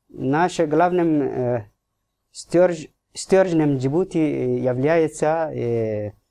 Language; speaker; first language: Russian; non-native, fluent; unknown